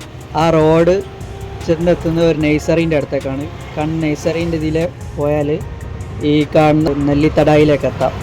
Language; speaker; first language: Malayalam; native; Malayalam